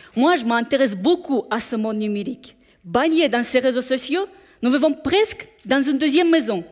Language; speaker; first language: French; non-native, fluent; Russian